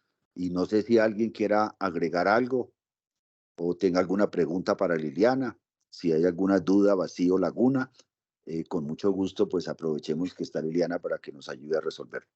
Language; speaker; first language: Spanish; native; Spanish